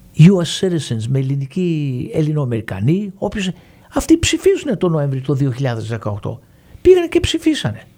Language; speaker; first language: Greek; early bilingual, heritage; Greek